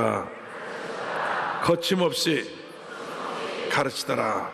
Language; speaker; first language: Korean; native; Korean